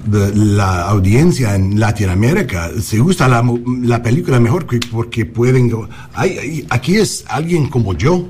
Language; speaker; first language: Spanish; non-native, learner; English